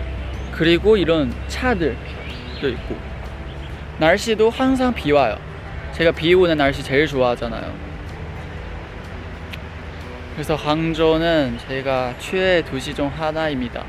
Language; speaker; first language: Korean; non-native, fluent; Chinese